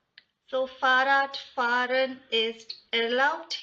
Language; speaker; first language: German; non-native, fluent; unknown